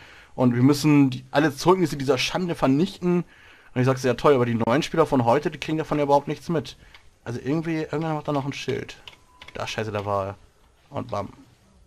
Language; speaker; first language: German; native; German